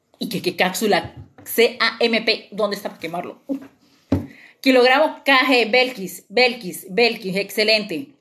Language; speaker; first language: Spanish; native; Spanish